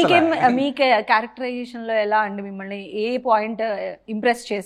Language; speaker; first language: Telugu; native; Telugu